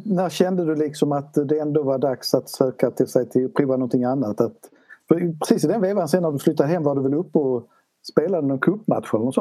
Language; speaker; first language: Swedish; native; Swedish